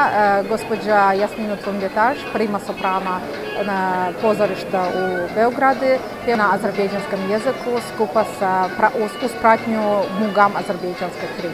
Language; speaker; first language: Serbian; non-native, fluent; Azerbaijani